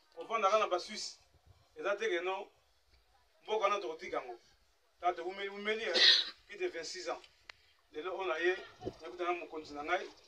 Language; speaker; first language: Lingala; native; Lingala